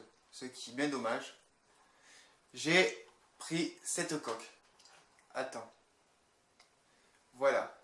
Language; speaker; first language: French; native; French